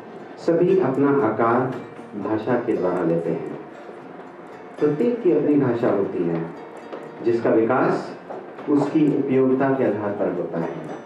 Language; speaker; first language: Hindi; native; Hindi